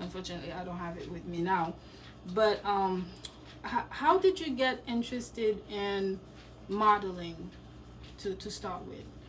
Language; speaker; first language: English; non-native, fluent; Haitian Creole